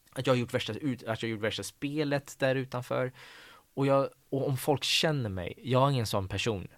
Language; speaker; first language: Swedish; early bilingual, other home language; Persian